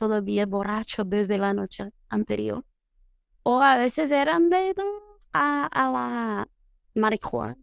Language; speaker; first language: Spanish; non-native, fluent; Portuguese